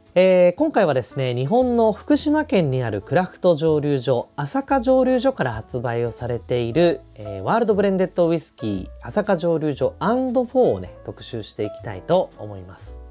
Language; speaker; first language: Japanese; native; Japanese